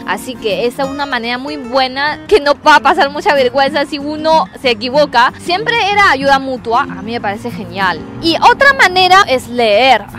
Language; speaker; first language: Spanish; non-native, fluent; Chinese